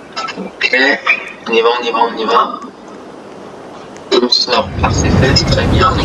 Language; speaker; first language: French; native; French